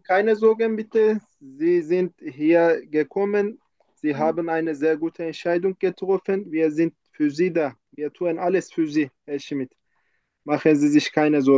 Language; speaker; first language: German; non-native, learner; Turkish